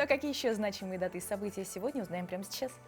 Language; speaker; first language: Russian; native; Russian